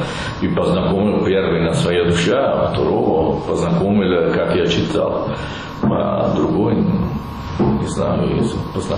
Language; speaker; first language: Russian; non-native, learner; Italian